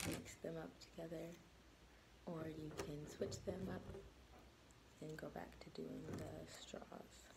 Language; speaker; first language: English; native; English